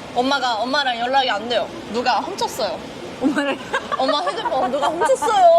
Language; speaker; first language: Korean; non-native, fluent; Portuguese